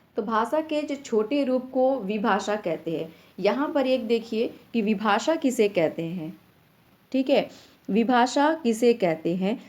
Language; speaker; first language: Hindi; native; Hindi